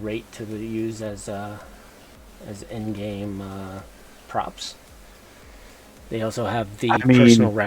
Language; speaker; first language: English; native; English